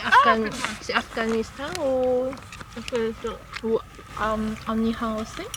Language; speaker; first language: French; non-native, learner; Persian